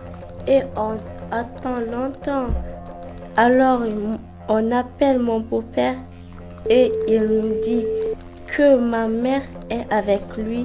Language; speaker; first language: French; non-native, learner; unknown